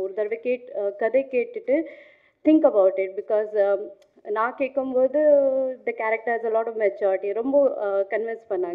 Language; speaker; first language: Tamil; non-native, fluent; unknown